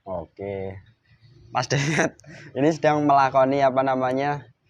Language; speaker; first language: Indonesian; native; Indonesian